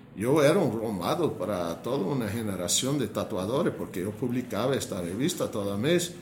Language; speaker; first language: Spanish; non-native, fluent; English